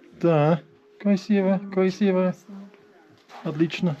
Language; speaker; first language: Russian; non-native, learner; English